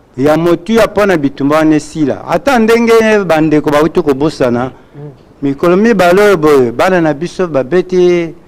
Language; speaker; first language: Lingala; non-native, local second language; Luba-Lulua